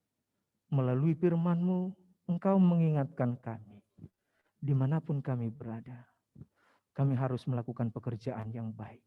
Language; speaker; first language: Indonesian; native; Indonesian